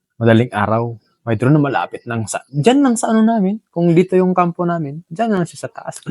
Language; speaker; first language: Filipino; non-native, local second language; Cebuano